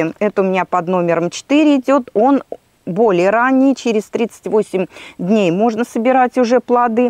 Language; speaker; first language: Russian; native; Russian